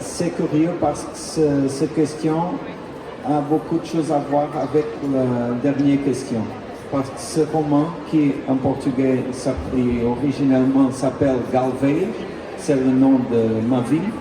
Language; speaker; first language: French; non-native, fluent; Portuguese